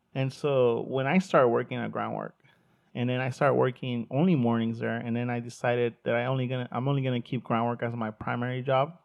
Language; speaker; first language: English; early bilingual, other home language; Spanish